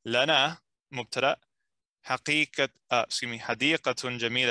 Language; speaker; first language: Arabic; non-native, fluent; English